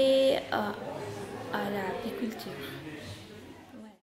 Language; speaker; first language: French; non-native, fluent; Spanish